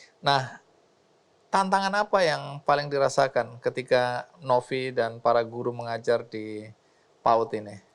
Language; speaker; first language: Indonesian; native; Indonesian